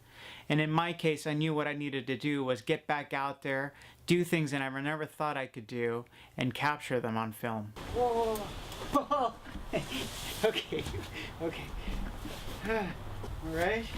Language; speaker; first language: English; native; English